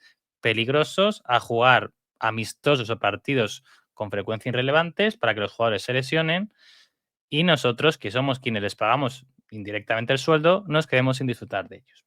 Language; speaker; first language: Spanish; native; Spanish